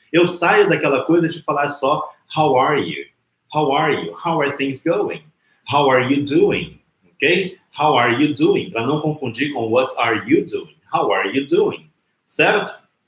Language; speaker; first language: English; non-native, fluent; Portuguese